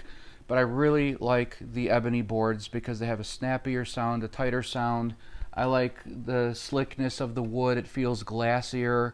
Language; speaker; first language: English; native; English